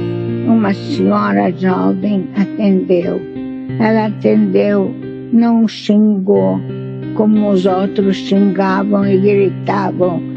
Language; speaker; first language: Portuguese; non-native, fluent; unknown